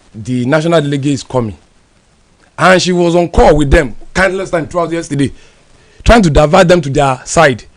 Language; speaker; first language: English; non-native, local second language; Yoruba